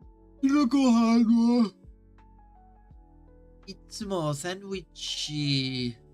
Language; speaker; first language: Japanese; non-native, learner; English